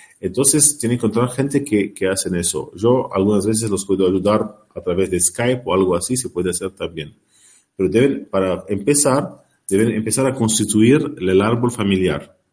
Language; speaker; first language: Spanish; non-native, learner; Arabic